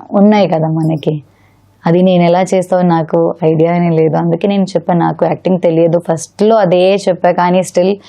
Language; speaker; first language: Telugu; non-native, learner; Malayalam